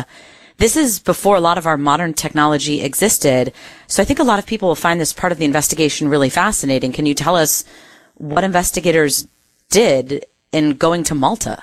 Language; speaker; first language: English; native; English